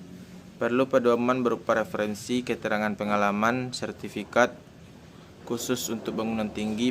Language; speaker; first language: Indonesian; native; Indonesian